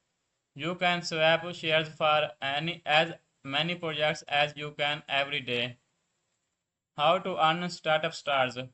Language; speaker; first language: English; non-native, learner; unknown